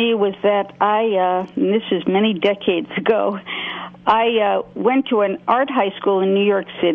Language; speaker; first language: English; native; English